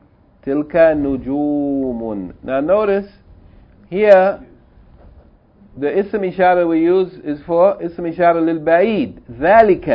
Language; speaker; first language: Arabic; non-native, fluent; English